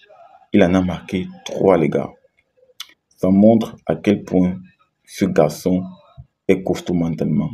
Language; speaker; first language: French; native; French